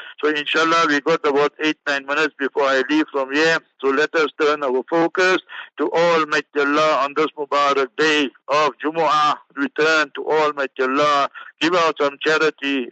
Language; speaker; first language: English; native; English